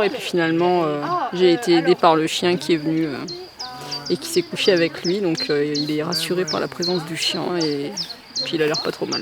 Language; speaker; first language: French; native; French